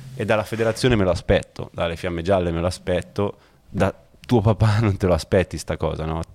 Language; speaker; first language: Italian; native; Italian